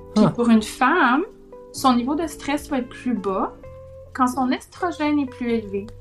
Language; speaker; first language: French; native; French